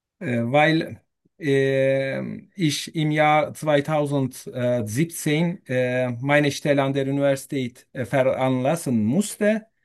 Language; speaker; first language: German; non-native, learner; Turkish